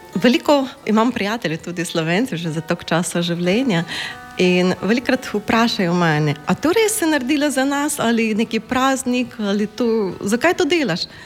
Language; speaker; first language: Slovenian; non-native, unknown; Ukrainian